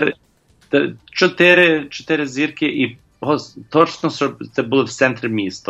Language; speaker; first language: Ukrainian; non-native, learner; English